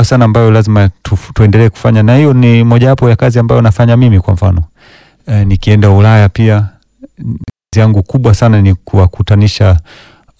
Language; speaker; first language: Swahili; early bilingual, other home language; Danish